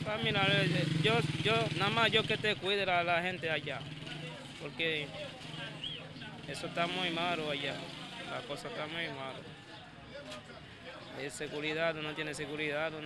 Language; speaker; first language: Spanish; non-native, learner; Haitian Creole